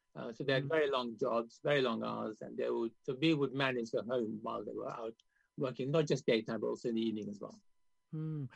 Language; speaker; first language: English; non-native, local second language; Gujarati